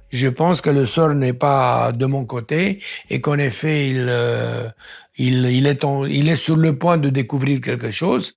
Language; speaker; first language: French; non-native, fluent; Romanian